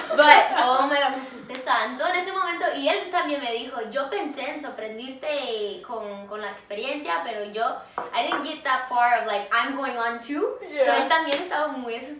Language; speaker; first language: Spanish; early bilingual, heritage; English